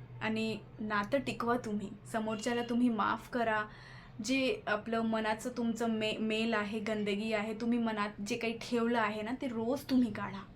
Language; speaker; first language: Marathi; non-native, local second language; Hindi